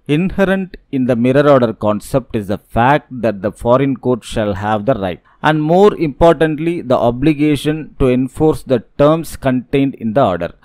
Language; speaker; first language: English; non-native, local second language; Tamil